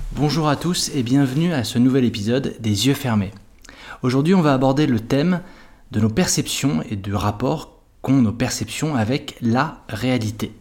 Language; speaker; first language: French; native; French